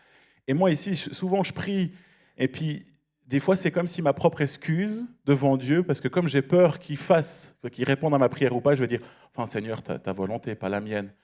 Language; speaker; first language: French; native; French